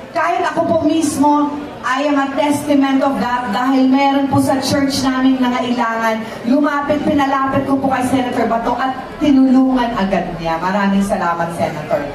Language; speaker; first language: Filipino; native; Filipino